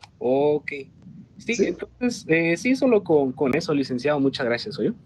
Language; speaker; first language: Spanish; native; Spanish